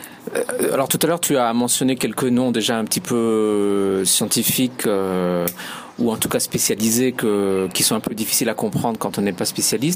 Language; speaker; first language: French; native; French